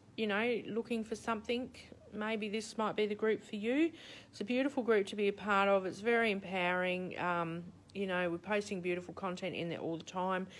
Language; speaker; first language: English; native; English